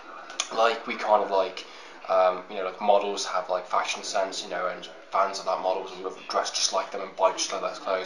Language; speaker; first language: English; native; English